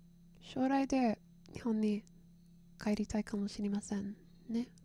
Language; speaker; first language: Japanese; non-native, learner; English